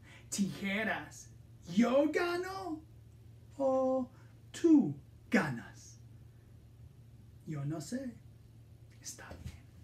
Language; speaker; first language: Spanish; non-native, fluent; English